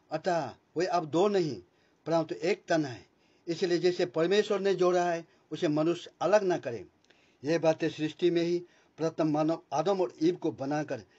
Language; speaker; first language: Hindi; non-native, local second language; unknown